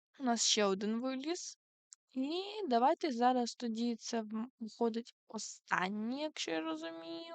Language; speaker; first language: Ukrainian; non-native, local second language; Russian